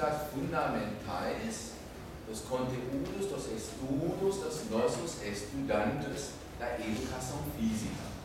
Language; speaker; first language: Portuguese; non-native, fluent; German